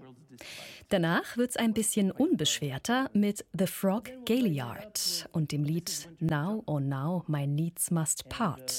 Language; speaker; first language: German; native; German